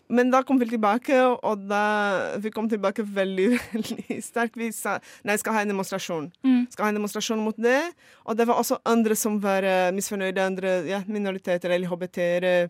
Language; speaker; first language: Norwegian; non-native, fluent; Portuguese